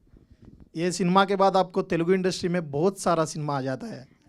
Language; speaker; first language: Hindi; non-native, local second language; Telugu